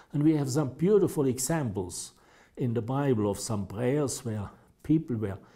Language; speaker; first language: English; non-native, fluent; German